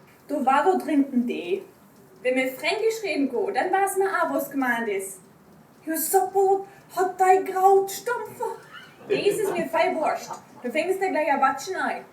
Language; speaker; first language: German; native; German